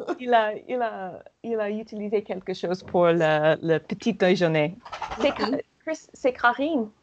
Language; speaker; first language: French; non-native, learner; English